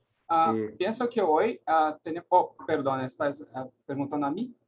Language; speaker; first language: Spanish; non-native, learner; Portuguese